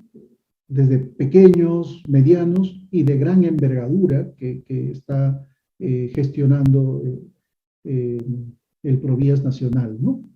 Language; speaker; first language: Spanish; native; Spanish